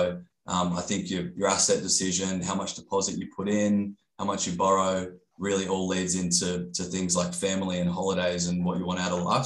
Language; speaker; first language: English; native; English